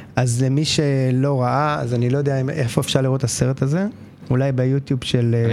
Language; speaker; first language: Hebrew; native; Hebrew